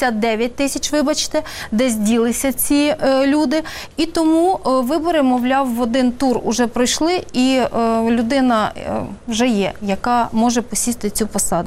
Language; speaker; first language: Ukrainian; native; Ukrainian